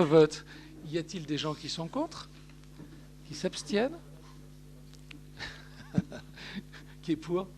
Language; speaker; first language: French; native; French